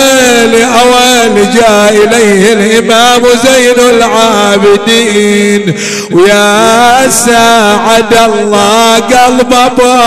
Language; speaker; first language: Arabic; native; Arabic